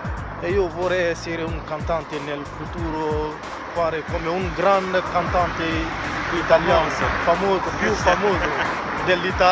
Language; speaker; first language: Italian; non-native, learner; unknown